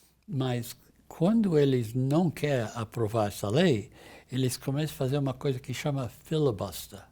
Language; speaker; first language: Portuguese; non-native, fluent; English